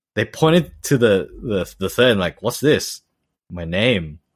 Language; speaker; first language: English; native; English